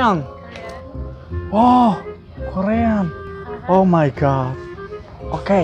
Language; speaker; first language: English; non-native, learner; Indonesian